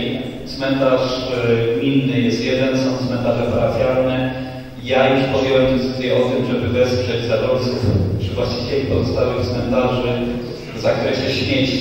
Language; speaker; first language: Polish; native; Polish